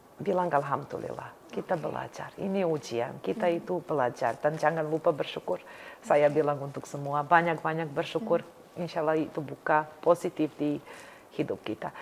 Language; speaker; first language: Indonesian; non-native, learner; Serbian